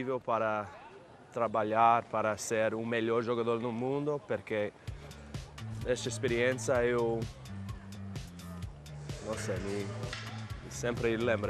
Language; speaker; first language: Portuguese; early bilingual, heritage; Portuguese